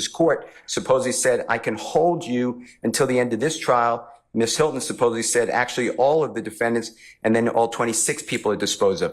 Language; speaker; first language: English; native; English